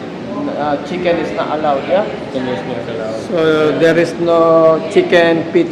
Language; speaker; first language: English; non-native, local second language; Filipino